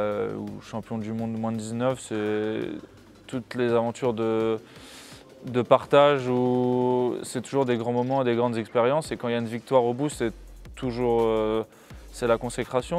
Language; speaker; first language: French; native; French